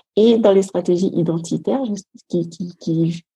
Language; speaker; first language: French; native; French